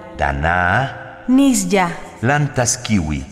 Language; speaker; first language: Spanish; non-native, local second language; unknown